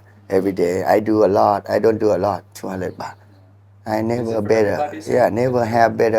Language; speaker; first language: English; non-native, learner; Thai